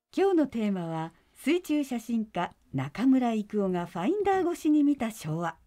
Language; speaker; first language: Japanese; native; Japanese